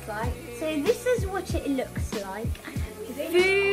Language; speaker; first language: English; native; English